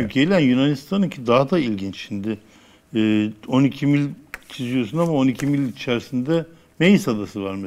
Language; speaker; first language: Turkish; native; Turkish